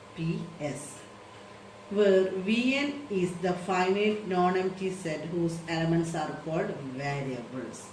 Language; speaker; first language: English; non-native, local second language; Malayalam